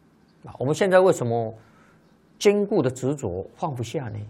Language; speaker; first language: Chinese; native; Chinese